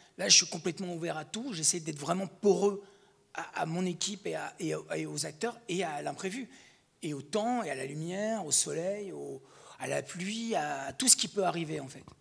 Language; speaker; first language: French; native; French